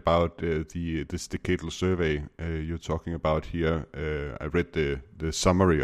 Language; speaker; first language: English; non-native, fluent; Danish